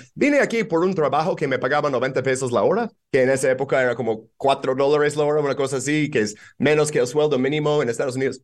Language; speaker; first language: Spanish; non-native, fluent; English